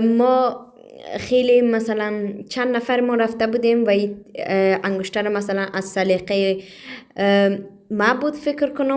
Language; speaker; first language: Persian; early bilingual, heritage; Persian